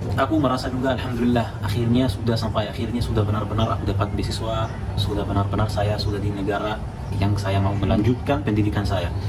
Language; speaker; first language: Indonesian; non-native, fluent; Arabic